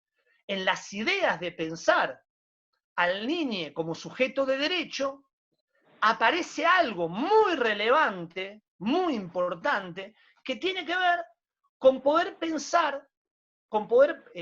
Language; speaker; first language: Spanish; native; Spanish